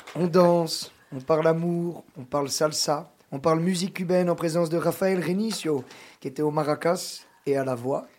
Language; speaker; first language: French; native; French